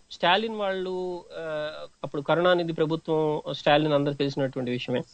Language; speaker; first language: Telugu; native; Telugu